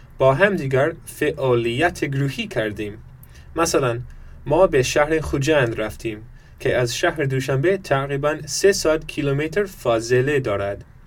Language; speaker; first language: Persian; non-native, learner; German